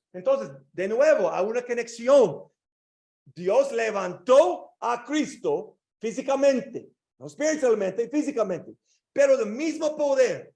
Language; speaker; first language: Spanish; non-native, learner; English